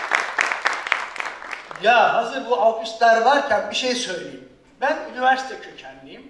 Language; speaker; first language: Turkish; native; Turkish